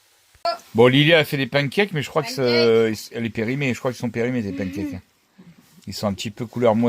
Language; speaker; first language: French; native; French